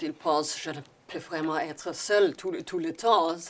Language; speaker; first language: French; non-native, learner; Swedish